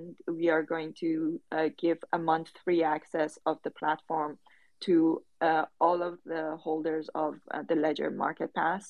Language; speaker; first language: English; non-native, fluent; Persian